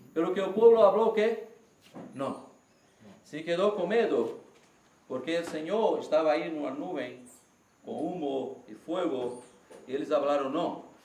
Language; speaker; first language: Spanish; non-native, learner; Portuguese